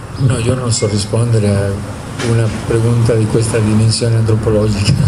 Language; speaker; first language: Italian; non-native, fluent; Spanish